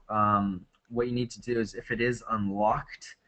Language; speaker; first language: English; native; English